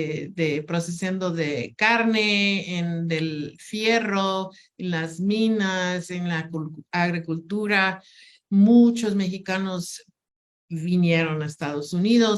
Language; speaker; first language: Spanish; non-native, fluent; English